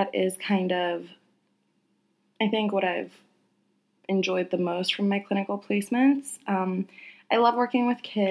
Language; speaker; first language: English; native; English